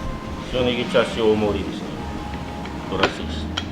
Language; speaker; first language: Japanese; native; Japanese